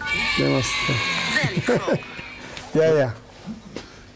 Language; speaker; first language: Swedish; non-native, learner; Turoyo